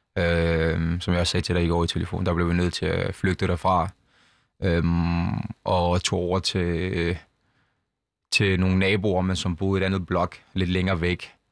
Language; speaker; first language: Danish; early bilingual, other home language; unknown